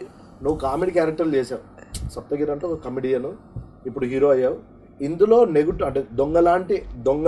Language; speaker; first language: Telugu; native; Telugu